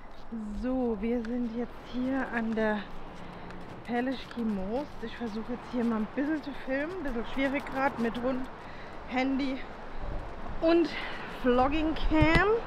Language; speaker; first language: German; native; German